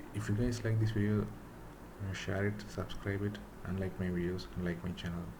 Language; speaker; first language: English; non-native, local second language; Tamil